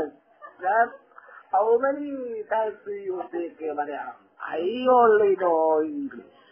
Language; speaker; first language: English; non-native, learner; Malayalam